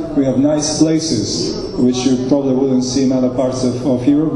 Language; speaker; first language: English; non-native, fluent; Romanian